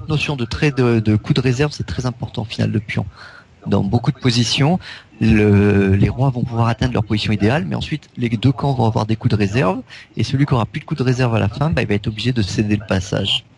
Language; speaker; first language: French; native; French